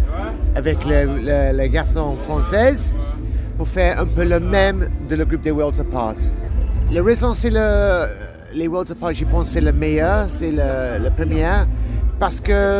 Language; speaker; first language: French; non-native, learner; English